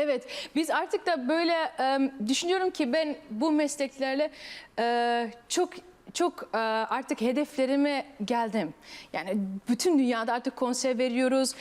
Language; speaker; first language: Turkish; early bilingual, heritage; Turkish